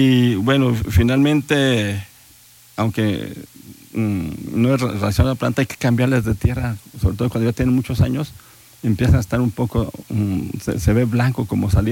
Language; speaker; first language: Spanish; native; Spanish